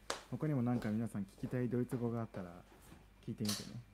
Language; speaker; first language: Japanese; native; Japanese